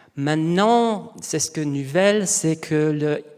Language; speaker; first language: French; non-native, learner; English